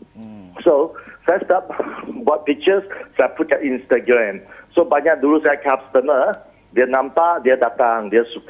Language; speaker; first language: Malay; non-native, local second language; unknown